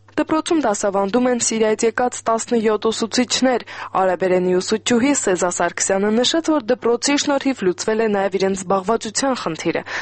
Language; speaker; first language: Armenian; native; Armenian